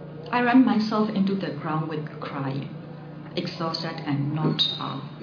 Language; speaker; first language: English; non-native, fluent; Burmese